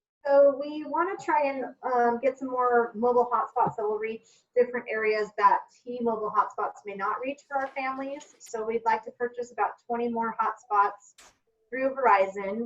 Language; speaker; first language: English; native; English